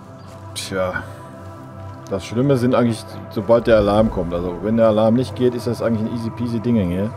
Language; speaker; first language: German; native; German